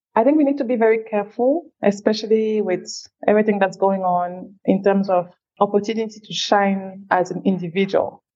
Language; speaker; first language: English; non-native, local second language; French